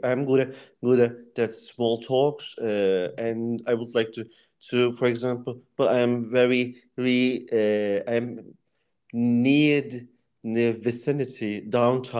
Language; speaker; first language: English; non-native, learner; Turkish